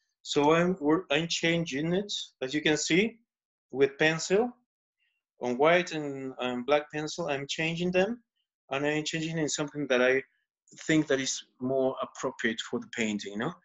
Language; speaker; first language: English; non-native, fluent; Spanish